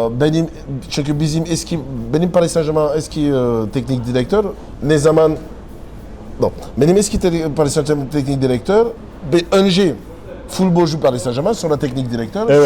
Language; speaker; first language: Turkish; non-native, learner; French